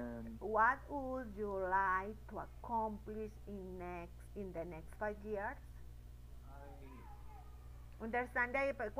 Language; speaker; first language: English; non-native, learner; Spanish